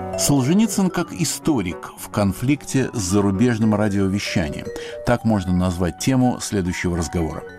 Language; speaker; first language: Russian; native; Russian